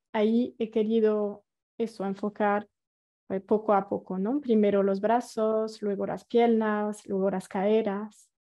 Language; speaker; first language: Spanish; non-native, fluent; French